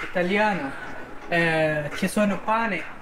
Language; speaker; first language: Italian; non-native, learner; Bangla